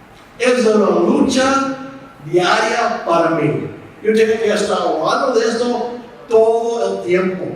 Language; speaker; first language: Spanish; non-native, fluent; English